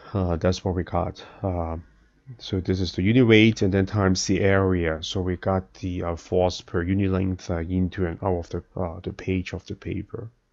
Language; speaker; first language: English; non-native, fluent; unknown